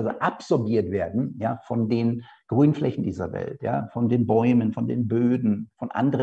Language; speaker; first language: German; native; German